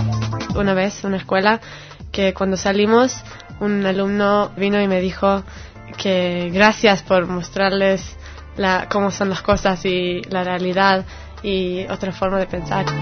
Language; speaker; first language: Spanish; non-native, fluent; Hebrew